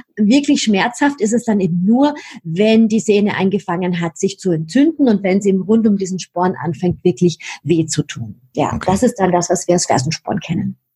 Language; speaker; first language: German; native; German